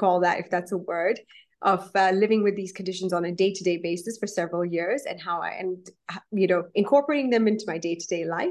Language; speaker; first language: English; non-native, local second language; Gujarati